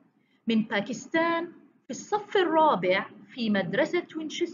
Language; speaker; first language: Arabic; non-native, learner; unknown